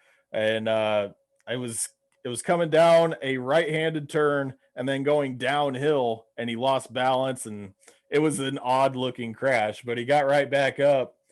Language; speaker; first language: English; native; English